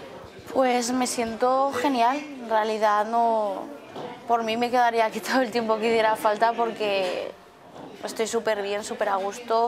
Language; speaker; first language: Spanish; native; Spanish